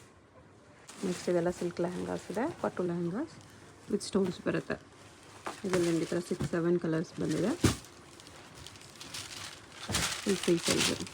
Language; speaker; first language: Kannada; native; Kannada